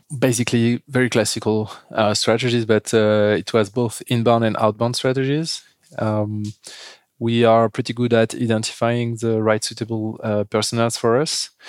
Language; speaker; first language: English; non-native, fluent; French